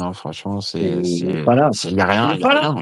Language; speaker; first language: French; native; French